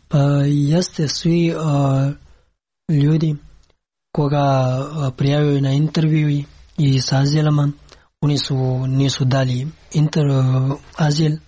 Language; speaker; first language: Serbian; non-native, learner; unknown